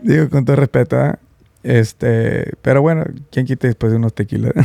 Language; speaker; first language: Spanish; early bilingual, heritage; Spanish